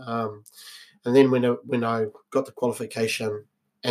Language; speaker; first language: English; native; English